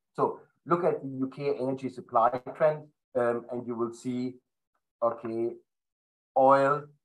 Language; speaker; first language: English; non-native, fluent; German